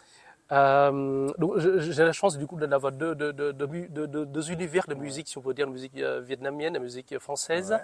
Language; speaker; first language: French; non-native, fluent; Vietnamese